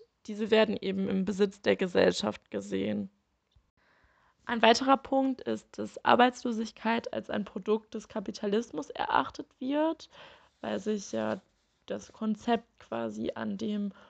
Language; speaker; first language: German; native; German